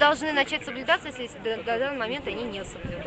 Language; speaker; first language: Russian; native; Russian